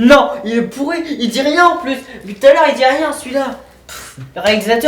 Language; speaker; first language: French; native; French